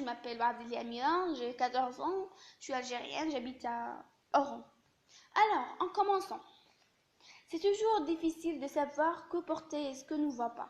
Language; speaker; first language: French; non-native, local second language; Arabic